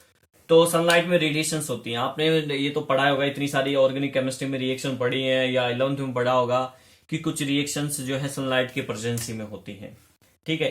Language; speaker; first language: Hindi; native; Hindi